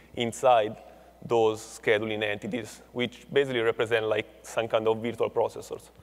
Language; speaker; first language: English; non-native, fluent; Italian